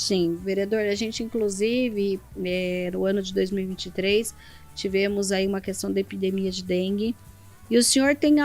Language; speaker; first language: Portuguese; native; Portuguese